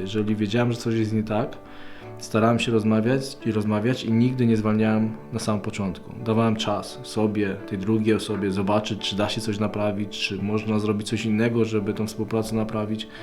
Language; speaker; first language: Polish; native; Polish